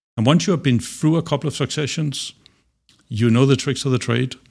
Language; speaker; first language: English; non-native, fluent; Danish